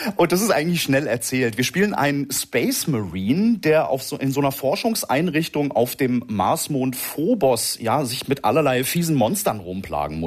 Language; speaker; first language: German; native; German